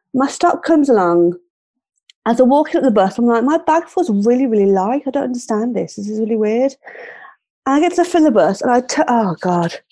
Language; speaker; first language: English; native; English